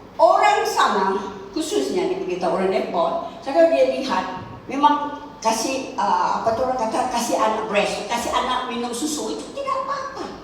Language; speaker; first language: Malay; non-native, local second language; Chinese